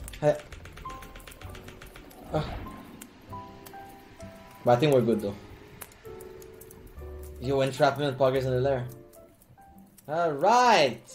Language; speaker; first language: English; non-native, fluent; French